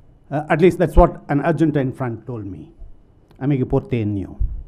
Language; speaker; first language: English; non-native, local second language; Tamil